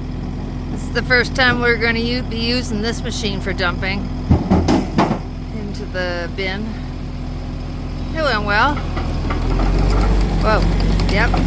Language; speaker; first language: English; native; English